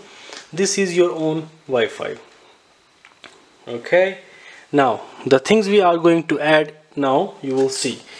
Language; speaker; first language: English; non-native, fluent; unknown